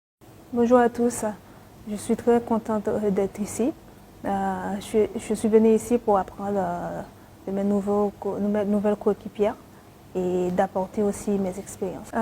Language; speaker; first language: French; non-native, local second language; Haitian Creole